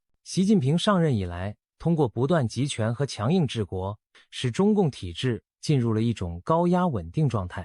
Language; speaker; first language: Chinese; native; Chinese